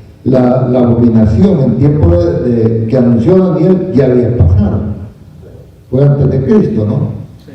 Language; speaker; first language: Spanish; native; Spanish